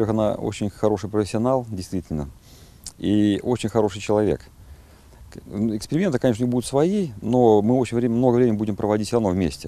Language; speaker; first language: Russian; native; Russian